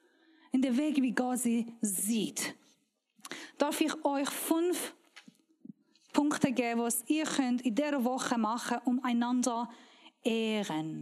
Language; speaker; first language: German; non-native, learner; Persian